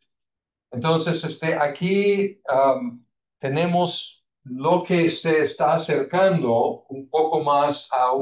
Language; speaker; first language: Spanish; non-native, fluent; English